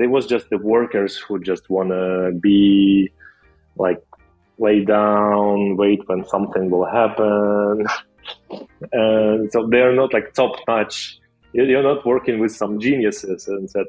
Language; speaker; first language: English; non-native, fluent; Russian